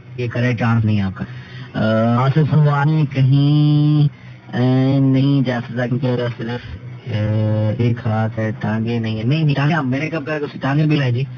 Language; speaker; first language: Urdu; native; Urdu